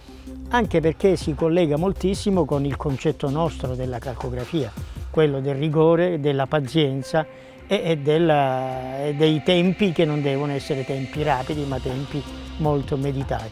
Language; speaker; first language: Italian; native; Italian